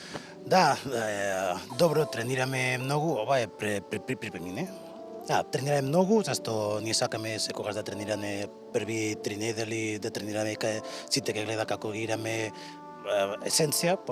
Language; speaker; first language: Macedonian; non-native, learner; Spanish